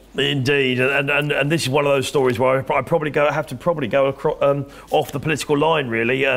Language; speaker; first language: English; native; English